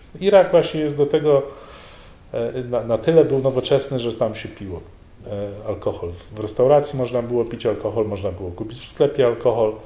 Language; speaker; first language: Polish; native; Polish